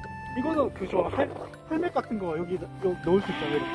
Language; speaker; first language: Korean; native; Korean